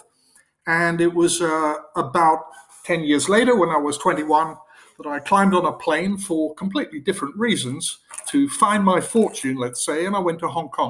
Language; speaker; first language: English; native; English